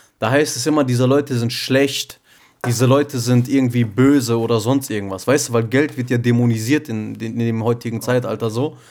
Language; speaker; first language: German; early bilingual, other home language; Turkish